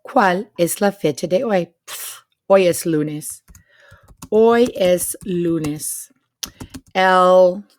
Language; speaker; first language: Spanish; non-native, fluent; English